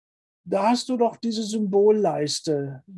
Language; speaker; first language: German; native; German